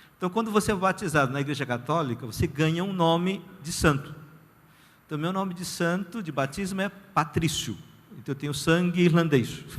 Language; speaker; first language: Portuguese; early bilingual, other home language; Korean